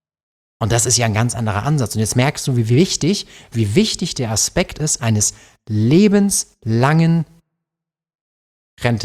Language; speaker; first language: German; native; German